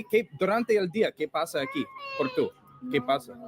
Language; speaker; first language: Spanish; non-native, learner; English